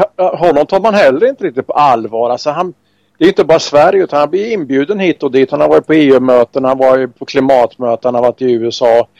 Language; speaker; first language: Swedish; native; Swedish